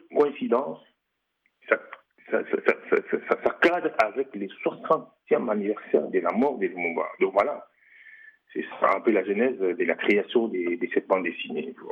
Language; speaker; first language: French; non-native, local second language; Lingala